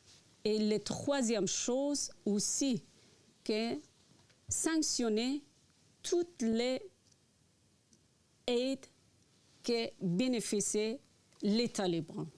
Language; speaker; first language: French; non-native, learner; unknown